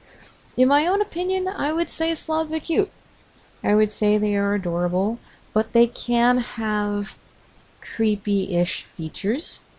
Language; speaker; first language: English; native; English